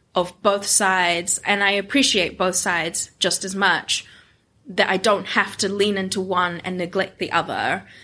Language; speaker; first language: English; non-native, local second language; Japanese